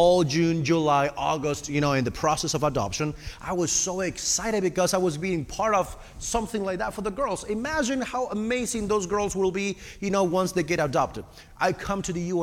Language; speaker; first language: English; non-native, fluent; Spanish